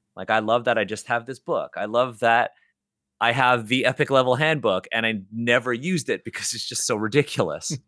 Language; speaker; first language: English; native; English